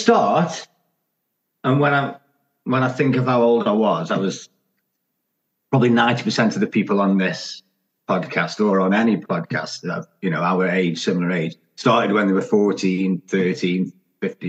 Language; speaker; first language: English; native; English